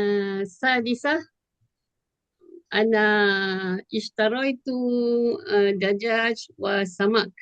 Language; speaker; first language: Arabic; non-native, learner; Malay